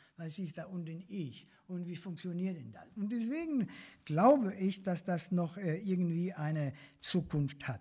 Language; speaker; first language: German; non-native, fluent; French